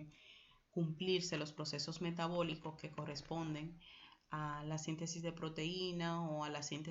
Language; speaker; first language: Spanish; native; Spanish